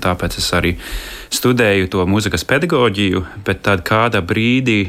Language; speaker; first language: Latvian; non-native, fluent; English